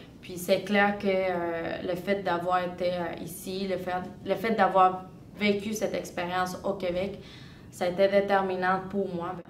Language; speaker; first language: French; non-native, fluent; Spanish